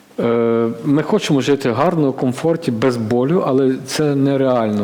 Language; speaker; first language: Ukrainian; native; Ukrainian